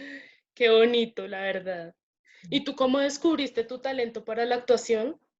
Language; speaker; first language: Spanish; native; Spanish